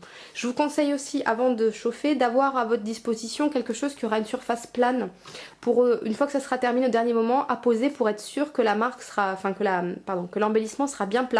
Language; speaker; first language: French; native; French